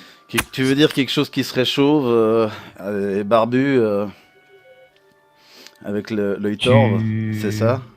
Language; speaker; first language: French; native; French